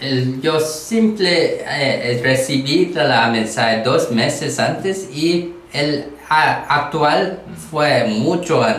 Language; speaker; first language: Spanish; non-native, learner; Korean